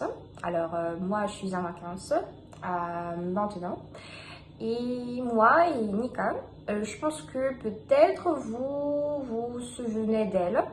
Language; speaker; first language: French; non-native, fluent; Russian